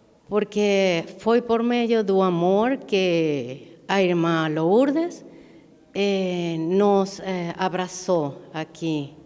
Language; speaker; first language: Portuguese; non-native, fluent; Spanish